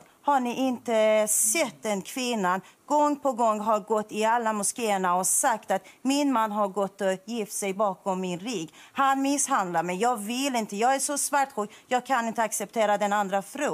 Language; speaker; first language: Swedish; non-native, fluent; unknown